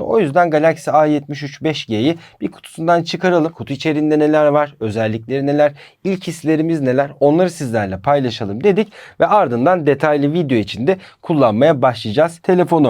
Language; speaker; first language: Turkish; native; Turkish